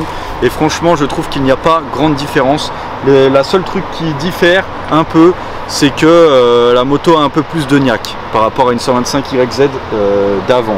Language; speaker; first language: French; native; French